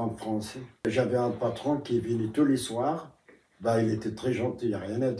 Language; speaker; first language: French; non-native, fluent; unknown